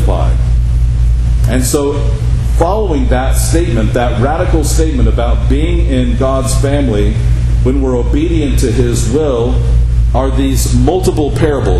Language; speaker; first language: English; native; English